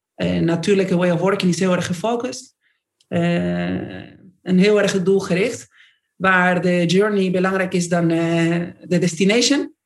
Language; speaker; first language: Dutch; non-native, fluent; Spanish